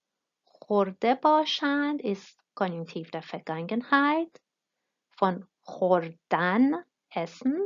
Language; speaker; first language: German; non-native, fluent; Persian